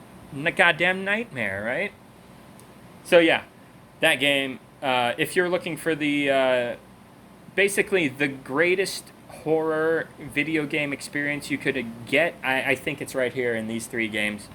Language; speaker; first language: English; native; English